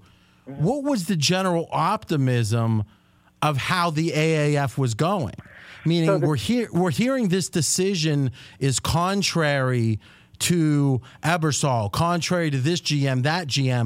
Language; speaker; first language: English; native; English